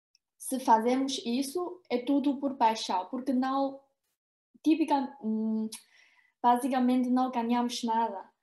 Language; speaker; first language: Portuguese; non-native, fluent; Chinese